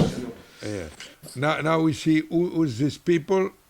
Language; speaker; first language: English; non-native, learner; Italian